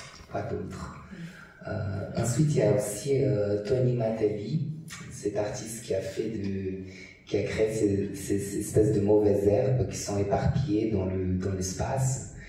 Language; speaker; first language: French; non-native, fluent; Portuguese